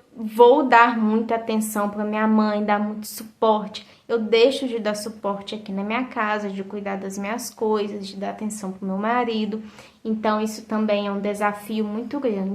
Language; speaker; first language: Portuguese; native; Portuguese